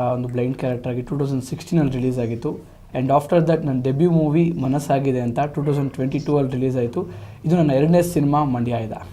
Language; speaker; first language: Kannada; native; Kannada